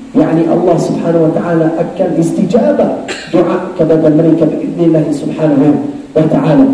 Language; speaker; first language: Indonesian; non-native, fluent; Arabic